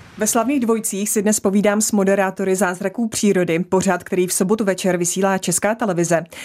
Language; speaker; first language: Czech; native; Czech